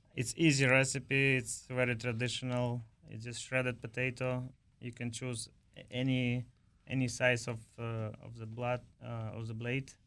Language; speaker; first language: English; non-native, learner; Ukrainian